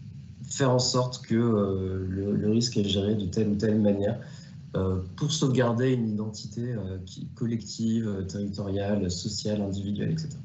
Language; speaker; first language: French; native; French